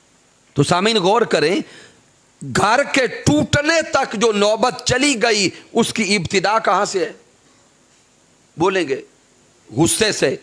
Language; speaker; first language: Urdu; native; Urdu